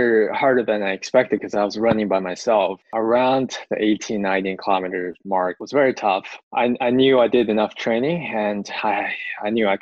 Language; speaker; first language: English; non-native, fluent; Chinese